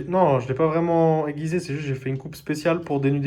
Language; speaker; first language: French; native; French